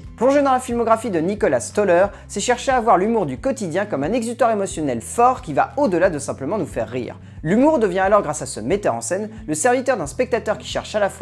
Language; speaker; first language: French; native; French